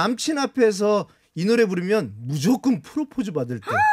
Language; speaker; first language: Korean; native; Korean